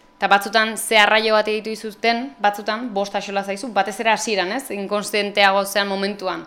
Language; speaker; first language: Basque; native; Basque